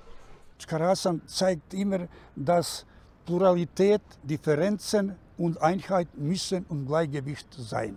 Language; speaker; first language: German; non-native, fluent; Bosnian